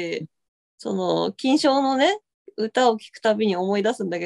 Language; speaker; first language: Japanese; native; Japanese